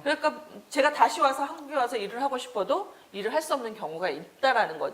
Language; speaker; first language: Korean; native; Korean